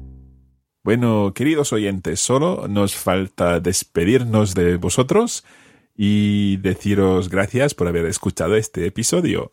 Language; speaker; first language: Spanish; non-native, fluent; English